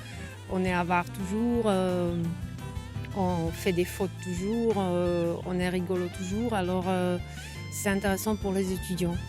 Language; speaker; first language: French; non-native, fluent; Czech